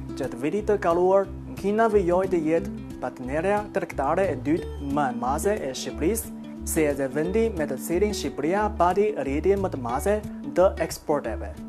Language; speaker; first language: Albanian; non-native, fluent; Chinese